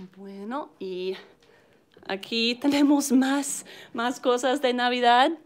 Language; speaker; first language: Spanish; non-native, learner; English